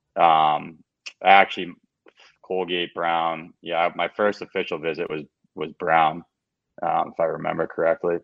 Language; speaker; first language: English; native; English